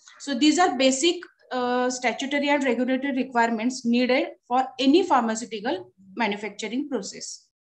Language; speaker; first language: English; non-native, local second language; Marathi